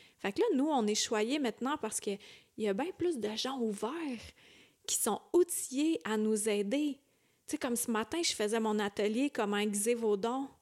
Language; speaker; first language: French; native; French